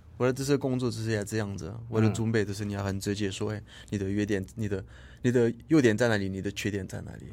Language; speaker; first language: Chinese; non-native, fluent; French